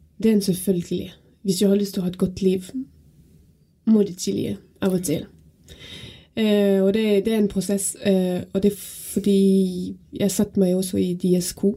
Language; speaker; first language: Norwegian; non-native, fluent; French